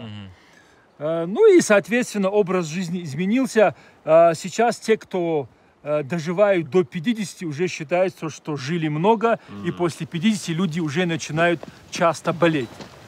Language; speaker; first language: Russian; native; Russian